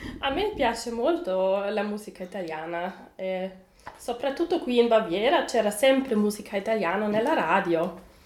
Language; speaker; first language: Italian; non-native, fluent; German